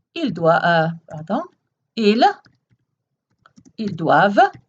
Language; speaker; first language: French; non-native, local second language; Arabic